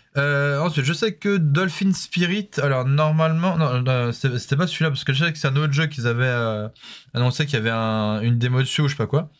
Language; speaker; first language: French; native; French